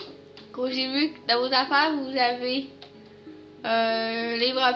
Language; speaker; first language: French; native; French